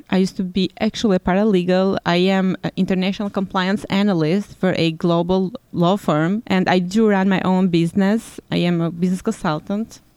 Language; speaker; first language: English; non-native, fluent; Albanian